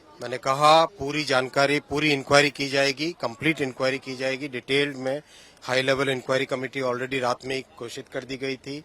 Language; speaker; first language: Hindi; native; Hindi